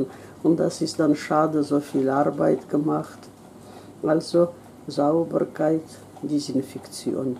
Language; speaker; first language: German; non-native, local second language; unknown